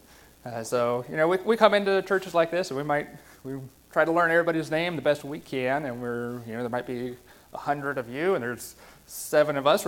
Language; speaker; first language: English; native; English